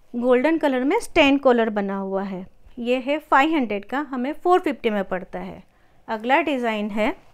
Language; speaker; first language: Hindi; non-native, local second language; Marathi